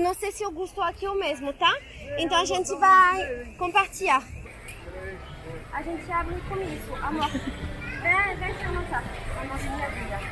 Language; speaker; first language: Portuguese; non-native, learner; French